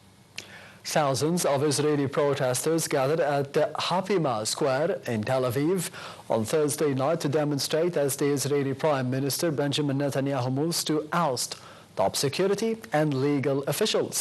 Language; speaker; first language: English; non-native, local second language; Arabic